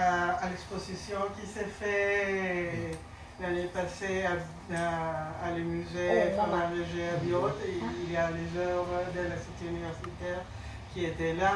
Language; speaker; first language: French; non-native, learner; Spanish